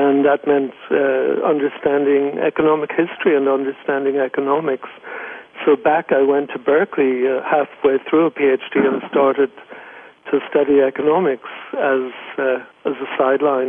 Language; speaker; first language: English; native; English